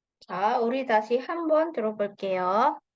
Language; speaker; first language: Korean; non-native, fluent; Indonesian